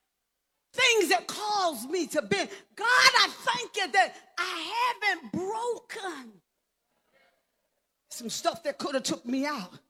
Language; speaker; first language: English; native; English